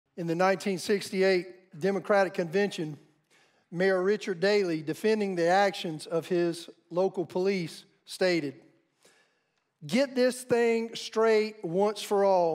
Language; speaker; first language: English; native; English